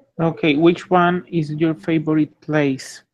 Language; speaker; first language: English; non-native, fluent; Spanish